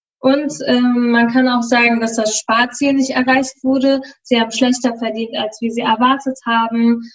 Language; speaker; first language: German; early bilingual, other home language; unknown